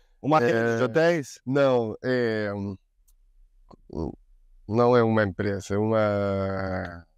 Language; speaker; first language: Portuguese; non-native, learner; Spanish